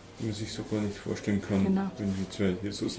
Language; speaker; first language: German; native; German